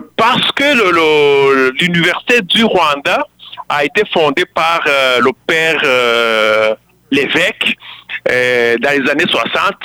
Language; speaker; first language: French; non-native, local second language; Kinyarwanda